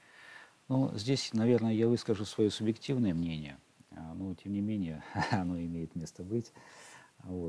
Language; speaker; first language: Russian; native; Russian